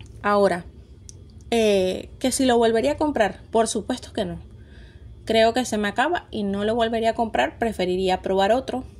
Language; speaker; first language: Spanish; native; Spanish